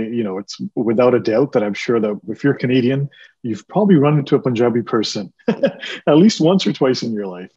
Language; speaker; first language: English; early bilingual, other home language; Punjabi